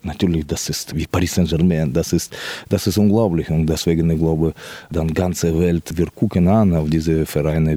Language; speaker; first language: German; non-native, fluent; Russian